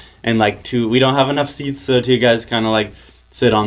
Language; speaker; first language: English; native; English